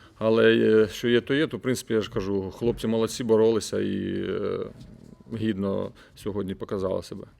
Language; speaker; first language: Ukrainian; native; Ukrainian